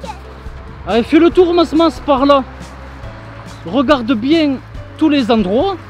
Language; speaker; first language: French; native; French